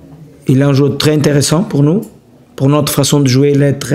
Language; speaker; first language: French; non-native, learner; Portuguese